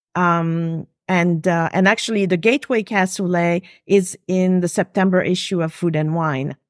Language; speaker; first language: English; non-native, fluent; French